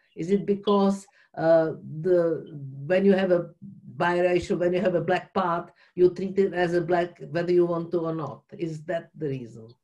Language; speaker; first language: English; non-native, fluent; Czech